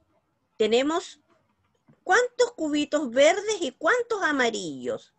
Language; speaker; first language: Spanish; native; Spanish